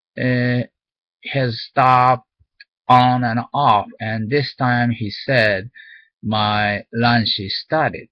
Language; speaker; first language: English; non-native, learner; Japanese